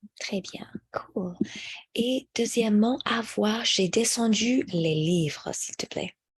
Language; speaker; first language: French; non-native, fluent; English